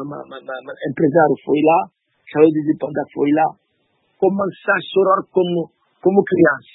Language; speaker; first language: Portuguese; non-native, learner; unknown